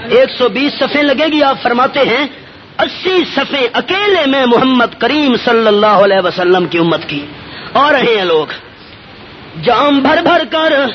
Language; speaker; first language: Urdu; non-native, local second language; Pashto